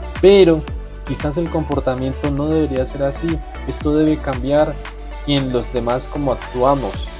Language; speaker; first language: Spanish; native; Spanish